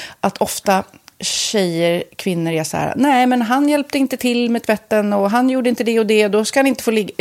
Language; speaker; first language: Swedish; native; Swedish